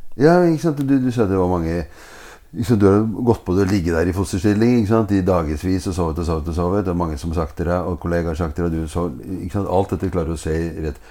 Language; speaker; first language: Norwegian; native; Norwegian